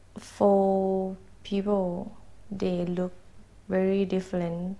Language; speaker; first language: English; non-native, learner; Thai